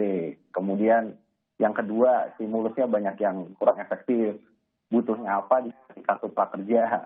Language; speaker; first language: Indonesian; native; Indonesian